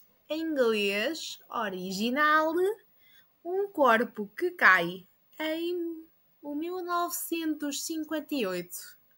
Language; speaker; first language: Portuguese; non-native, learner; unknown